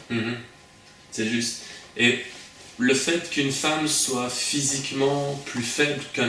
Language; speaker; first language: French; native; French